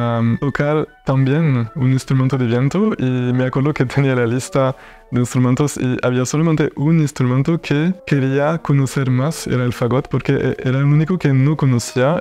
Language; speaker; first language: Spanish; non-native, fluent; French